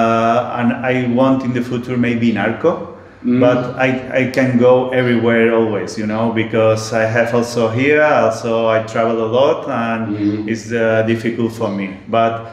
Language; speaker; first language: English; non-native, learner; Spanish